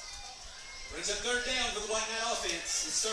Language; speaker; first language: English; native; English